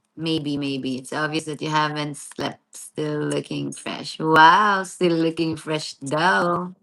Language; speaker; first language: English; non-native, local second language; Filipino